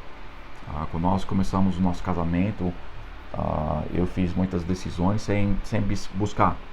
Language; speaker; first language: Portuguese; non-native, fluent; English